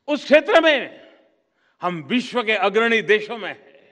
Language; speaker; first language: Hindi; non-native, local second language; Gujarati